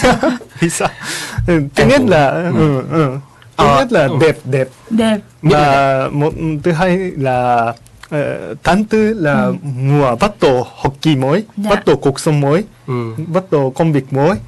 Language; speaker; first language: Vietnamese; non-native, fluent; Japanese